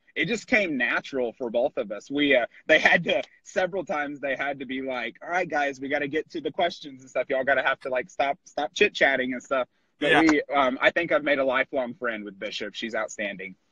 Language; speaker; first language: English; native; English